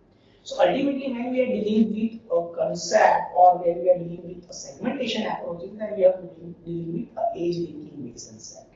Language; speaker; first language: English; non-native, local second language; Gujarati